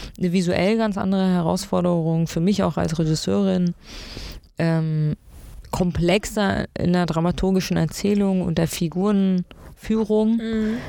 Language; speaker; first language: German; early bilingual, other home language; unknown